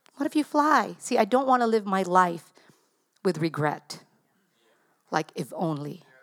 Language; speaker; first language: English; non-native, local second language; Filipino